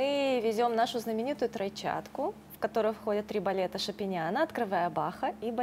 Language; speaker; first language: Russian; native; Russian